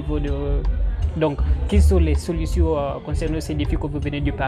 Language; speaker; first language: French; non-native, fluent; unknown